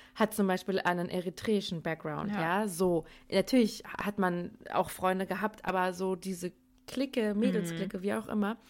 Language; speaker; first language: German; native; German